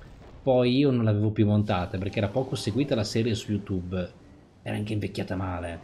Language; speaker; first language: Italian; native; Italian